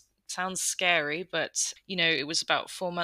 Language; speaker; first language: English; native; English